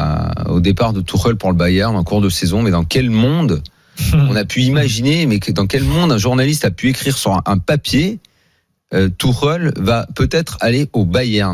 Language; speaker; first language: French; native; French